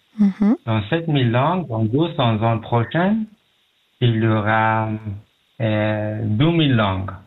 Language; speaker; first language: French; non-native, learner; Pashto